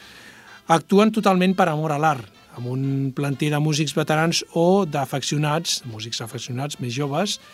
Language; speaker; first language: Catalan; native; Catalan